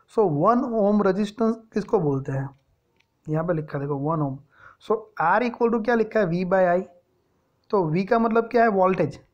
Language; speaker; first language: Hindi; non-native, local second language; Gujarati